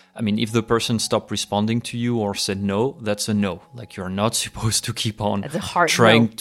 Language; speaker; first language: English; non-native, fluent; French